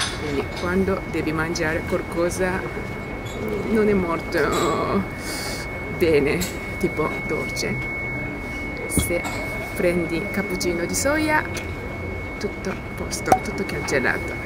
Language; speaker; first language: Italian; non-native, learner; Japanese